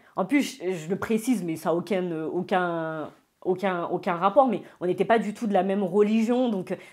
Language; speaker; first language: French; native; French